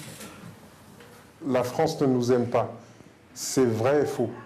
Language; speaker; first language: French; native; French